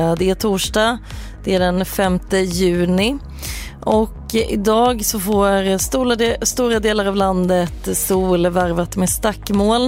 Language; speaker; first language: Swedish; native; Swedish